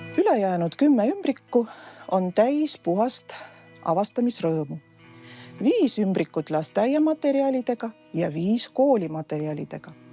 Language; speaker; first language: Estonian; non-native, local second language; Russian